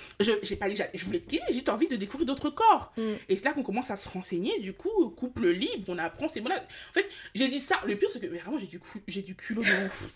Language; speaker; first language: French; early bilingual, other home language; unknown